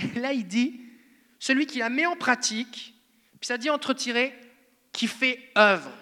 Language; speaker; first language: French; native; French